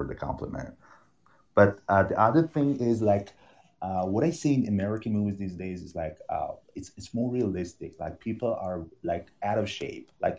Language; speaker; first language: English; non-native, fluent; Persian